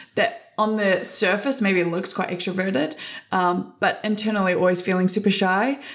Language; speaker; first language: English; native; English